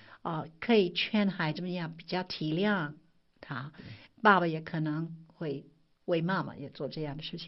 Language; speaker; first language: Chinese; non-native, fluent; English